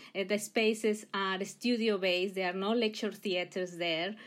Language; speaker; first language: English; non-native, fluent; Spanish